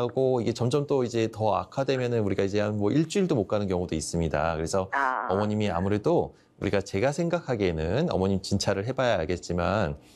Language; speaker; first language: Korean; native; Korean